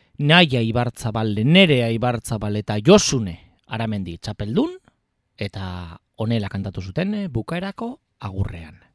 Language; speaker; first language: Basque; native; Basque